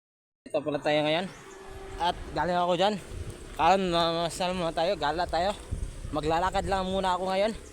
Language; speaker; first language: Filipino; non-native, local second language; Cebuano